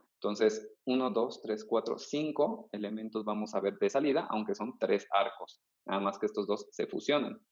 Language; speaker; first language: Spanish; native; Spanish